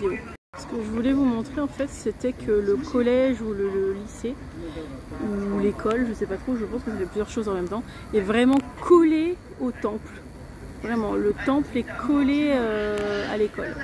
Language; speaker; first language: French; native; French